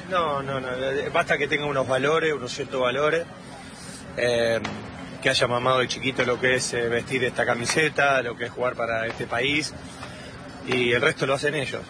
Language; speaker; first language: Spanish; native; Spanish